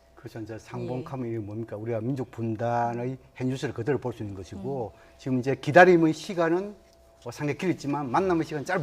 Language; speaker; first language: Korean; native; Korean